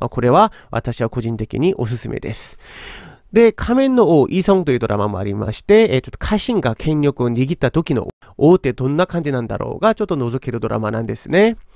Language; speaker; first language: Japanese; non-native, fluent; Korean